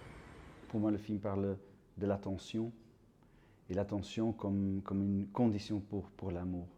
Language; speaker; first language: French; non-native, local second language; Dutch